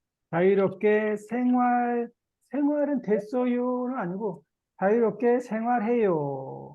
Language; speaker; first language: Korean; native; Korean